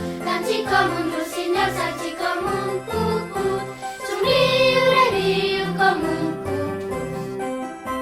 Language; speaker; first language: Catalan; non-native, local second language; French